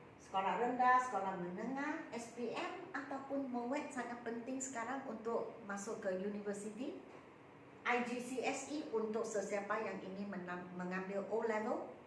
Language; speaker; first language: Malay; non-native, local second language; Chinese